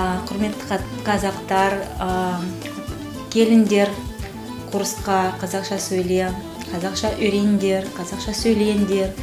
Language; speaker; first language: Kazakh; non-native, local second language; Russian